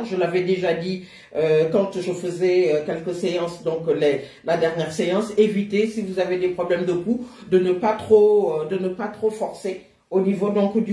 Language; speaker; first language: French; native; French